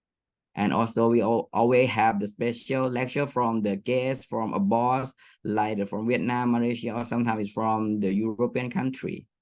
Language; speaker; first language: English; non-native, fluent; Thai